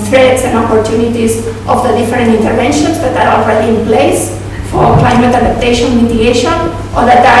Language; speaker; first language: English; non-native, fluent; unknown